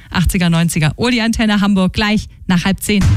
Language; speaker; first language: German; native; German